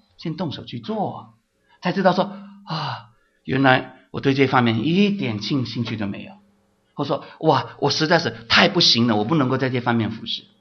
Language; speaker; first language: Chinese; non-native, local second language; Cantonese